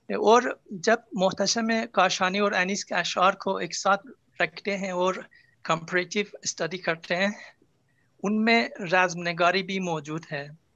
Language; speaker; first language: Urdu; non-native, fluent; Azerbaijani